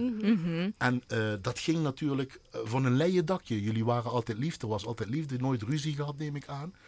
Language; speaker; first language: Dutch; native; Dutch